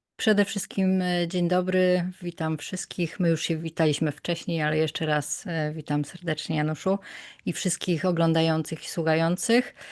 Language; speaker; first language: Polish; native; Polish